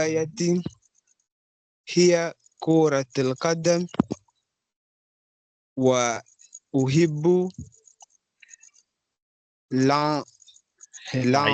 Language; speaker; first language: Arabic; non-native, learner; Comorian